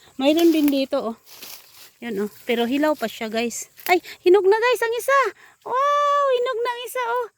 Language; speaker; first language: Filipino; native; Filipino